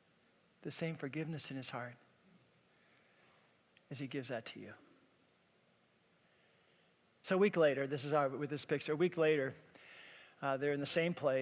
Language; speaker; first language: English; native; English